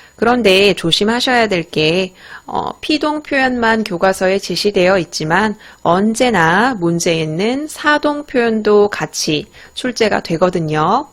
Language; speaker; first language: Korean; native; Korean